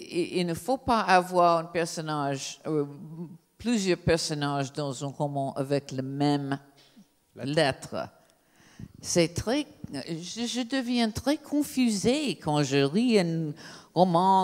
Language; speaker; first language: French; non-native, fluent; English